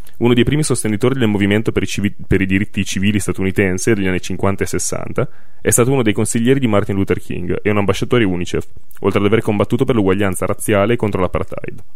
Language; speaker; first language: Italian; native; Italian